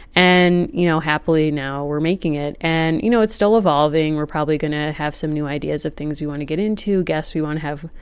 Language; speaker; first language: English; native; English